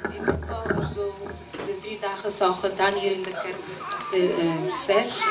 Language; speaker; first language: Dutch; early bilingual, other home language; French